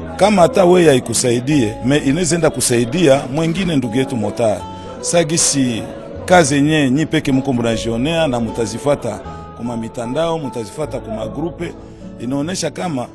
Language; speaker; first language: Swahili; native; Swahili